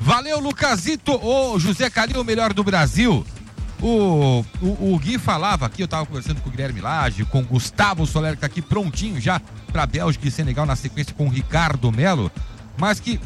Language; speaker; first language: Portuguese; native; Portuguese